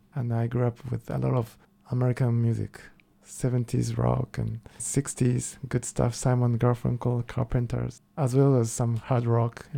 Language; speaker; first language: English; non-native, fluent; Japanese